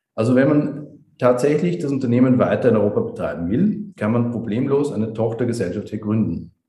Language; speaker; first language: German; native; German